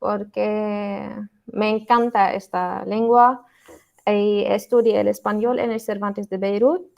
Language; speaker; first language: Spanish; non-native, learner; Arabic